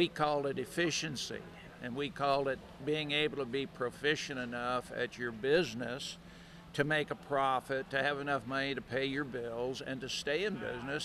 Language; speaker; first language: English; native; English